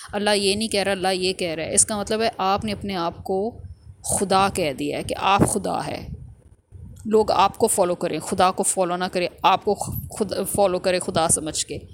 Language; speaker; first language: Urdu; native; Urdu